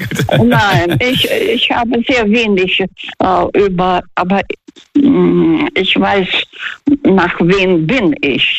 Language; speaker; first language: German; non-native, fluent; Russian